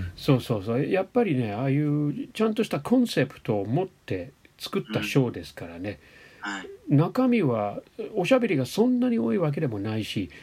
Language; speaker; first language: Japanese; non-native, fluent; English